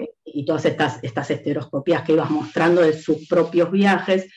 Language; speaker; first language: Spanish; native; Spanish